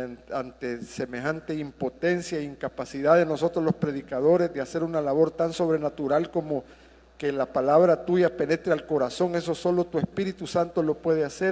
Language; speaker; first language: Spanish; native; Spanish